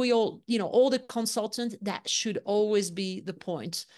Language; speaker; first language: English; non-native, fluent; French